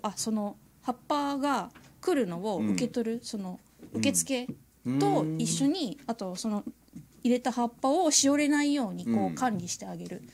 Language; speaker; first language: Japanese; native; Japanese